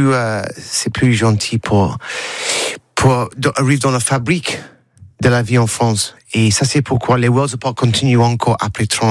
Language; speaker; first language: French; non-native, learner; English